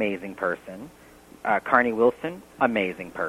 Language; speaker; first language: English; native; English